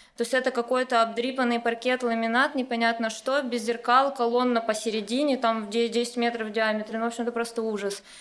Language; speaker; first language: Russian; native; Russian